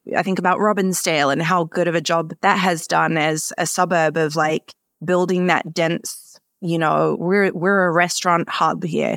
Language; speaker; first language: English; native; English